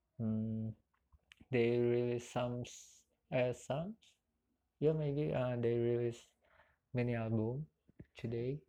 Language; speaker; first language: English; non-native, learner; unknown